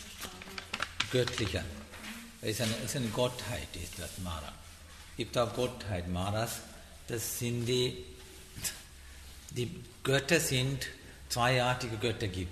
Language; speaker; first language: German; non-native, learner; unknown